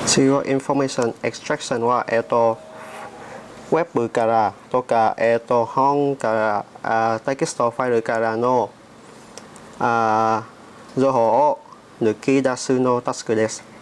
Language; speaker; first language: Japanese; non-native, learner; Vietnamese